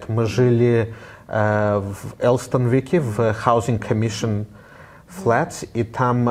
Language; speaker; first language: Russian; early bilingual, heritage; Russian